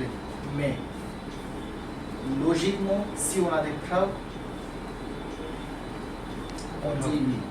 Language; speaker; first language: French; non-native, learner; Hindi